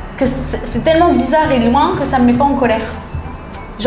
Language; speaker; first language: French; native; French